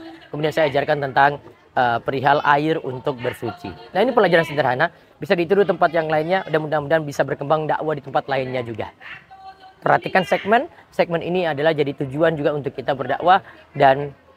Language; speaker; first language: Indonesian; native; Indonesian